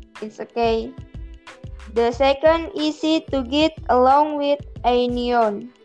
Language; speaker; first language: English; non-native, learner; Indonesian